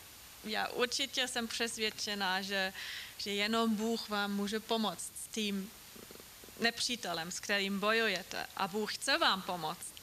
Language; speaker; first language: Czech; non-native, fluent; German